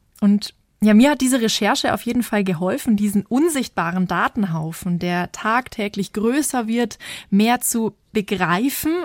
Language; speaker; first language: German; native; German